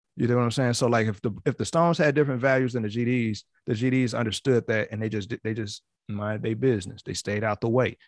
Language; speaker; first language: English; native; English